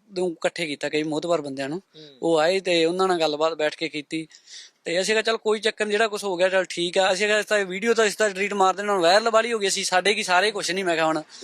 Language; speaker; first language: Punjabi; native; Punjabi